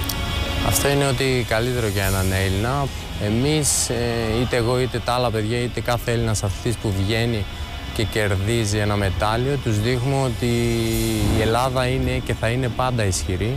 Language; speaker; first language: Greek; native; Greek